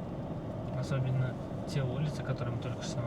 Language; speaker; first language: Russian; non-native, local second language; Uzbek